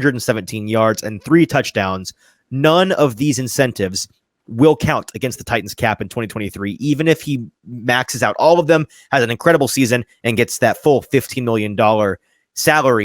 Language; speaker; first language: English; native; English